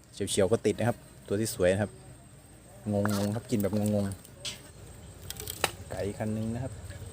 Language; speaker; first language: Thai; native; Thai